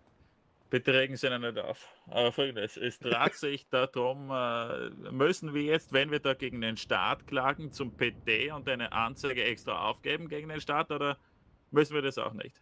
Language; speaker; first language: German; native; German